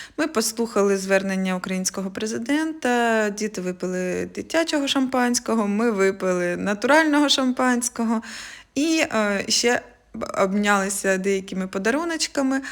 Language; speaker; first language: Ukrainian; native; Ukrainian